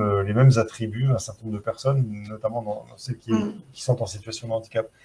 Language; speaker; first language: French; native; French